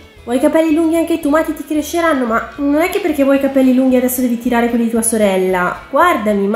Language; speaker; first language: Italian; native; Italian